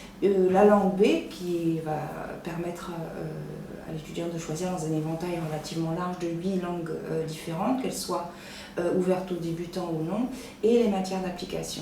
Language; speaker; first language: French; native; French